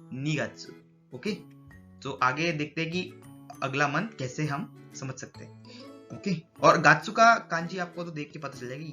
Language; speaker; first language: Hindi; native; Hindi